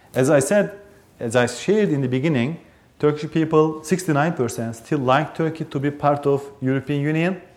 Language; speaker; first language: English; non-native, fluent; Turkish